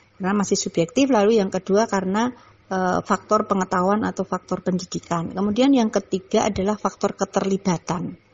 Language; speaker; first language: Indonesian; non-native, local second language; Javanese